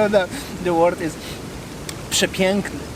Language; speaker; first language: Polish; native; Polish